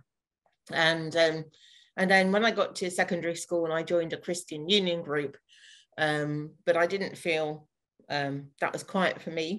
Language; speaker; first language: English; native; English